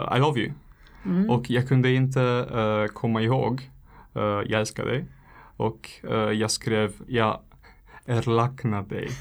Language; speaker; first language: Swedish; non-native, fluent; Italian